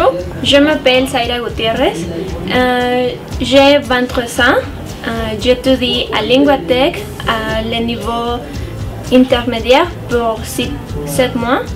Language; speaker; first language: French; non-native, learner; Spanish